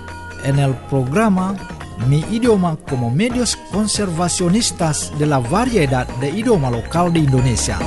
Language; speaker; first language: Spanish; non-native, fluent; Indonesian